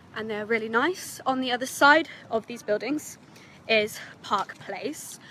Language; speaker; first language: English; native; English